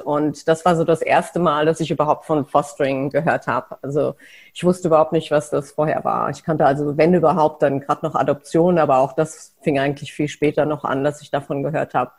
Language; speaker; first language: German; native; German